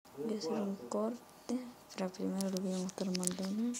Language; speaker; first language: Spanish; native; Spanish